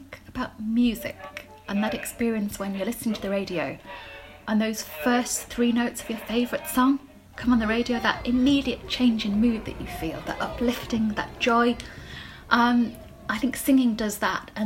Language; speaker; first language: English; native; English